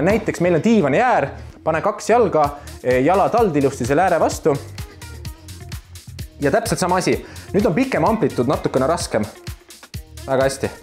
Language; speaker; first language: Estonian; native; Estonian